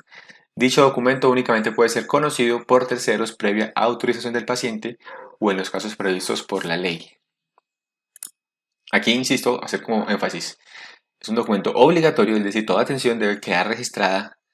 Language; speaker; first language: Spanish; native; Spanish